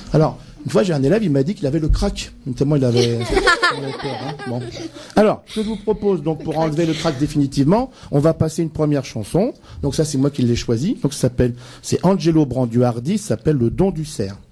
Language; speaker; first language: French; native; French